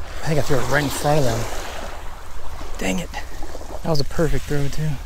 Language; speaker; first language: English; native; English